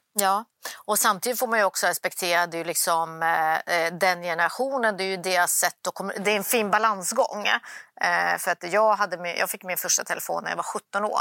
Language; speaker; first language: Swedish; early bilingual, other home language; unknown